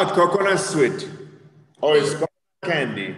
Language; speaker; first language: English; non-native, fluent; Spanish